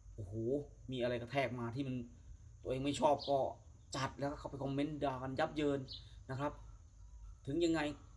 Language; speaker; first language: Thai; native; Thai